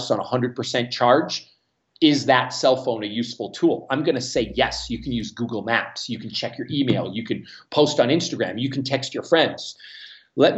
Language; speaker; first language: English; native; English